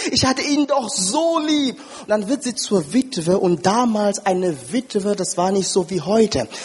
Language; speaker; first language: German; non-native, fluent; French